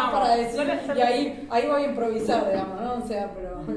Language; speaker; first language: Spanish; native; Spanish